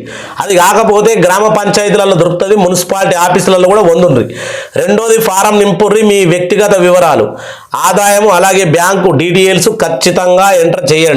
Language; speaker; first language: Telugu; native; Telugu